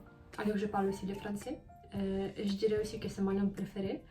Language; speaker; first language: French; non-native, fluent; Ukrainian